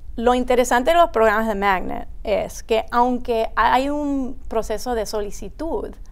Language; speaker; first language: Spanish; early bilingual, heritage; Spanish